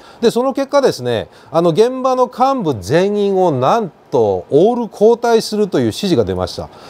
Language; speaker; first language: Japanese; native; Japanese